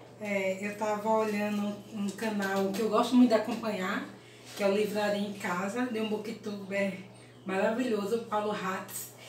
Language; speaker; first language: Portuguese; early bilingual, other home language; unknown